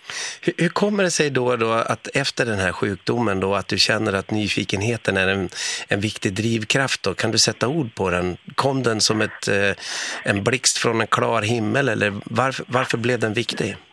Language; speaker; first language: Swedish; native; Swedish